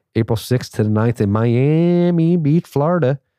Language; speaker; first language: English; native; English